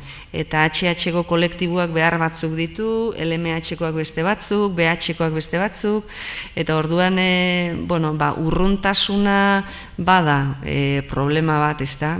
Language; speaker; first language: Basque; native; Basque